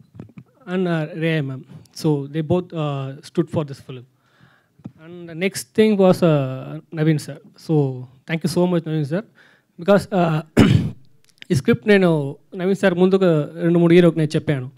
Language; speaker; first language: Telugu; non-native, fluent; Tamil